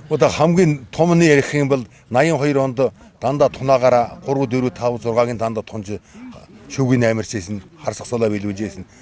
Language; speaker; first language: Mongolian; non-native, local second language; Kazakh